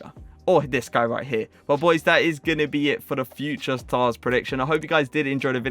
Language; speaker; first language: English; native; English